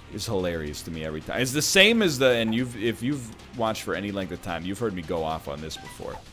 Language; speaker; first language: English; native; English